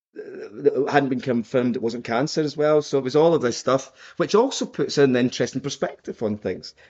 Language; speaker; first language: English; native; English